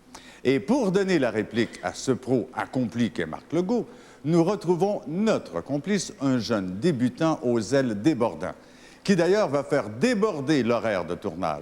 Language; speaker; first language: French; native; French